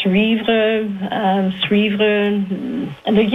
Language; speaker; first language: French; native; French